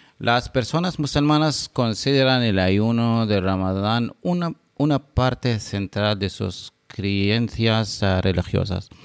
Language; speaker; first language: Spanish; non-native, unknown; Arabic